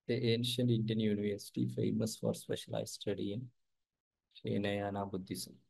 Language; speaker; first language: English; non-native, local second language; Malayalam